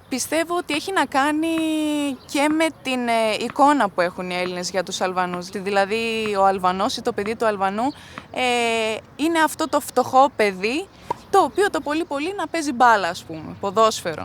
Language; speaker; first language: Greek; early bilingual, other home language; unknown